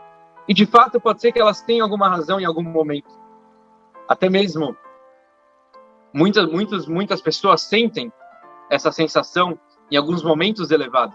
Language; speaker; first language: Portuguese; native; Portuguese